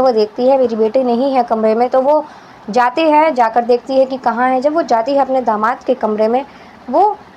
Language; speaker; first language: Hindi; native; Hindi